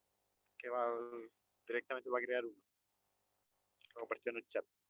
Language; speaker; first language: Spanish; native; Spanish